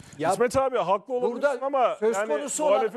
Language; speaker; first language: Turkish; native; Turkish